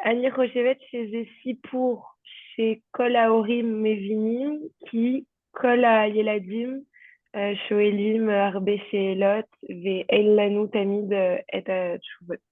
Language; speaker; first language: Hebrew; non-native, learner; French